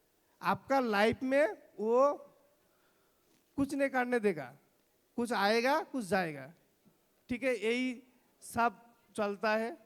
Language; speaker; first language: Hindi; non-native, local second language; Bangla